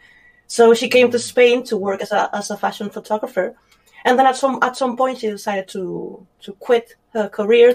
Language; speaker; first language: English; non-native, fluent; Spanish